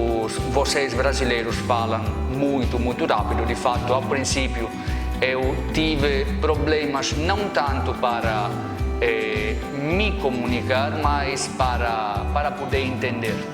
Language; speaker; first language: Portuguese; non-native, fluent; Italian